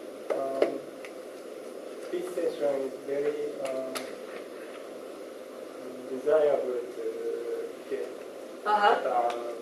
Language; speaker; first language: English; non-native, learner; Japanese